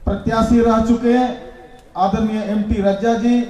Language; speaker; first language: Hindi; non-native, local second language; Bangla